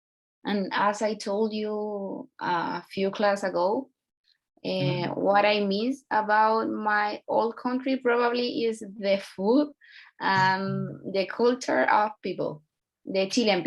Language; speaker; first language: English; non-native, learner; Spanish